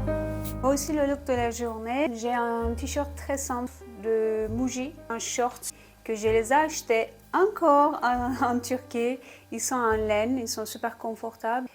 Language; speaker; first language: French; non-native, fluent; Turkish